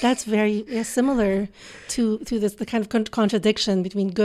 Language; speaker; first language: English; non-native, local second language; Filipino